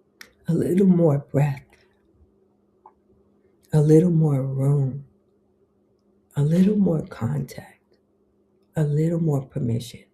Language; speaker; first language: English; native; English